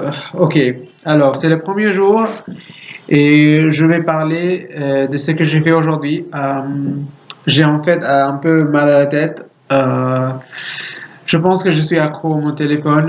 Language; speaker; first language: French; non-native, learner; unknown